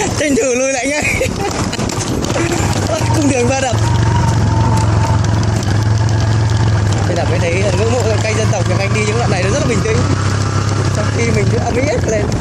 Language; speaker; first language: Vietnamese; native; Vietnamese